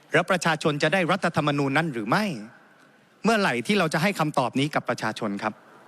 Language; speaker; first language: Thai; native; Thai